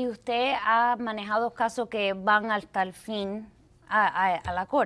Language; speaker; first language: Spanish; early bilingual, heritage; Spanish